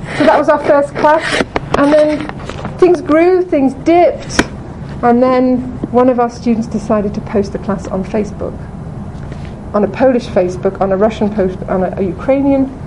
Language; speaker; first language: English; native; English